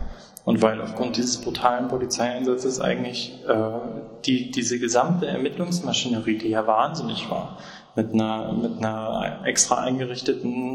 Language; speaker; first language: German; native; German